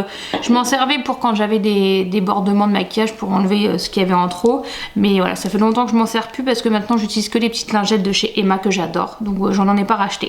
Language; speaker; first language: French; native; French